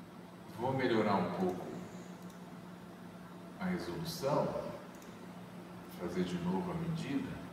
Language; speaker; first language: Portuguese; native; Portuguese